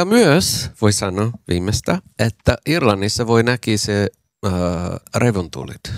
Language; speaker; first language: Finnish; non-native, learner; English